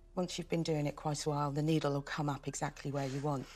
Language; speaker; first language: English; native; English